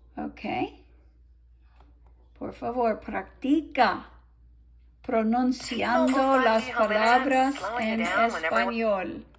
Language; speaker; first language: Spanish; non-native, fluent; English